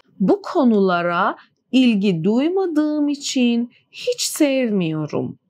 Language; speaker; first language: Turkish; non-native, fluent; Persian